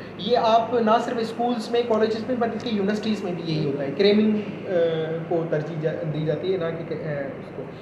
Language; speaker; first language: Urdu; non-native, local second language; Sindhi